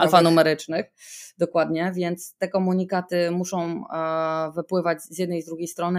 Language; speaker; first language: Polish; native; Polish